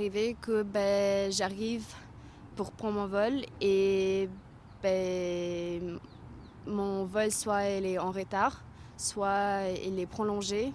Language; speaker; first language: French; non-native, fluent; Russian